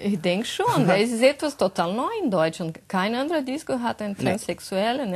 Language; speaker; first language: German; non-native, learner; Portuguese